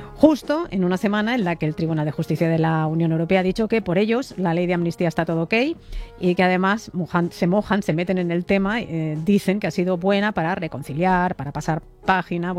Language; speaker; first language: Spanish; native; Spanish